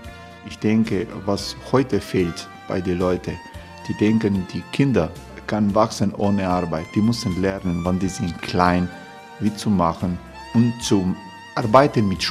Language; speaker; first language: German; non-native, learner; Croatian